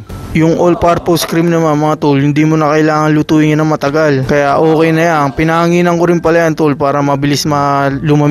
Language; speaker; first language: Filipino; native; Filipino